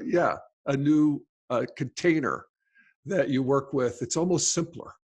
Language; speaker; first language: English; native; English